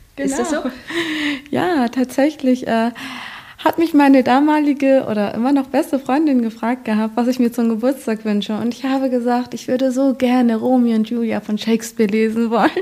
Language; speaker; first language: German; native; German